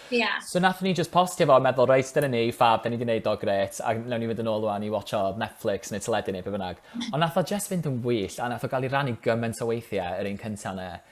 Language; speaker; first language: Welsh; native; Welsh